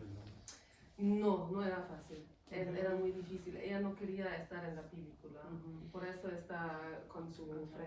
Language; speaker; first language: Spanish; non-native, fluent; German